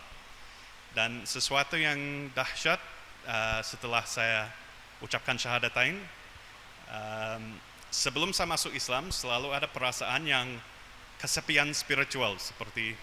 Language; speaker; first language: Indonesian; non-native, fluent; English